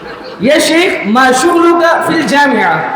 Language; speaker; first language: Arabic; non-native, learner; Urdu